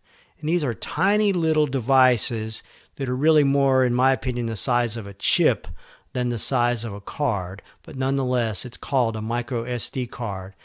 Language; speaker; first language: English; native; English